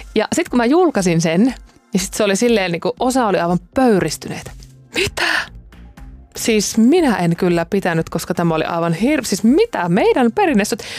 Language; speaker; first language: Finnish; native; Finnish